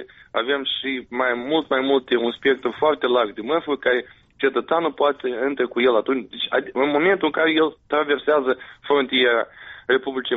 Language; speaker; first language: Romanian; native; Romanian